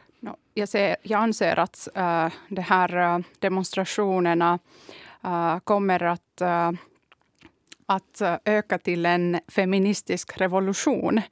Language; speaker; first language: Swedish; non-native, fluent; Kurdish